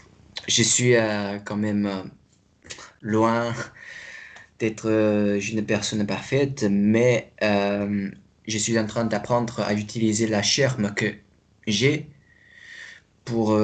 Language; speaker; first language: French; non-native, fluent; Chinese